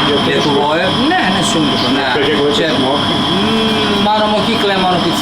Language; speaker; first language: Lithuanian; non-native, learner; Italian